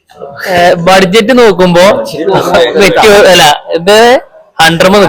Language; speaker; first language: Malayalam; native; Malayalam